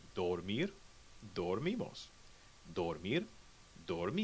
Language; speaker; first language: Spanish; non-native, fluent; English